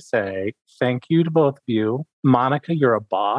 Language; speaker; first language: English; native; English